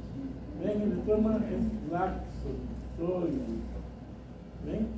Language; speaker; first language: Spanish; native; Spanish